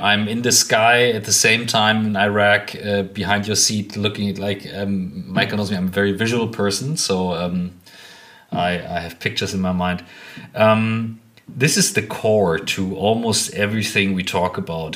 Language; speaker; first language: English; non-native, fluent; German